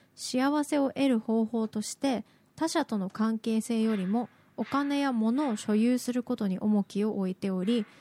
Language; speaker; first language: Japanese; native; Japanese